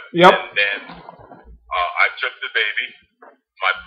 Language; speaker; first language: English; native; English